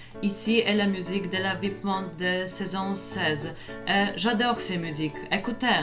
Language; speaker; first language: French; non-native, learner; Polish